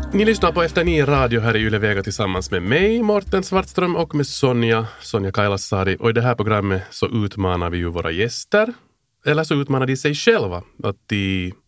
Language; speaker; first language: Swedish; native; Swedish